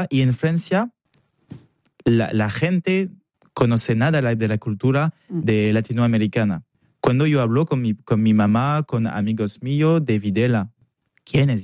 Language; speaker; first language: Spanish; non-native, fluent; French